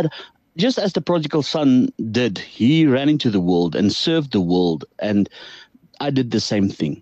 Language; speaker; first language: English; non-native, local second language; Afrikaans